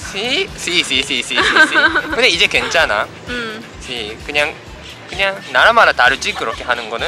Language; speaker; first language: Korean; non-native, fluent; Japanese